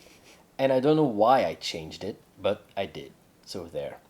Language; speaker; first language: English; non-native, fluent; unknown